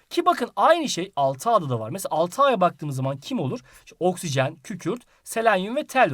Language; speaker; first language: Turkish; native; Turkish